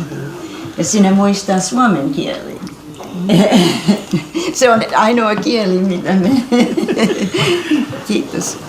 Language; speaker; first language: Finnish; early bilingual, heritage; English